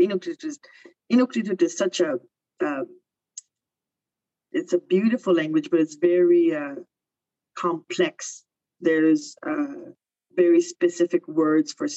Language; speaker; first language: English; early bilingual, other home language; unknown